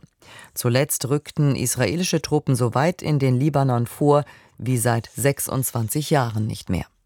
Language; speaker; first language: German; native; German